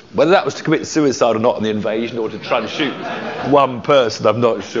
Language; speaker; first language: English; native; English